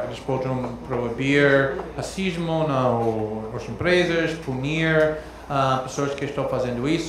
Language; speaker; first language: Portuguese; non-native, fluent; English